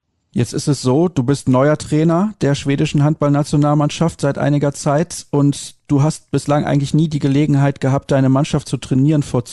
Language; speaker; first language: German; native; German